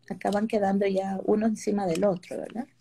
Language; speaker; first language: Spanish; native; Spanish